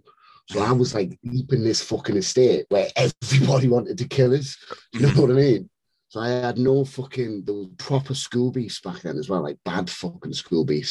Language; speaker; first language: English; native; English